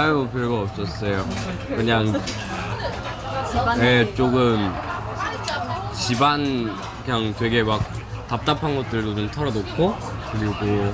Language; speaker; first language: Korean; early bilingual, other home language; Urdu